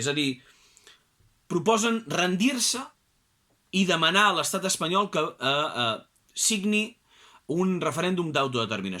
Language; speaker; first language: Catalan; native; Catalan